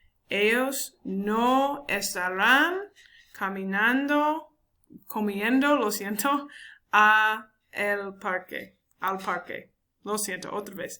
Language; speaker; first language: Spanish; non-native, learner; English